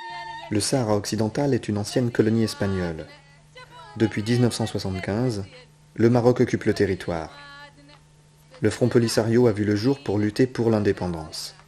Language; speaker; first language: French; native; French